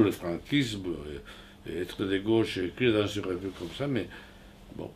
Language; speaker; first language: French; non-native, fluent; Spanish